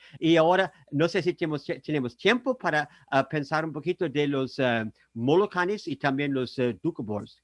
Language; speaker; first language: Spanish; non-native, fluent; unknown